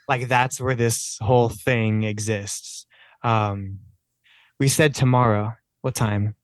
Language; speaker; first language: English; native; English